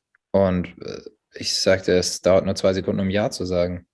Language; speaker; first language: German; native; German